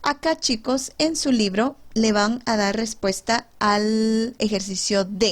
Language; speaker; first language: Spanish; native; Spanish